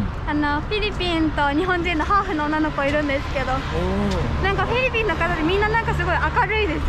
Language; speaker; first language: Japanese; native; Japanese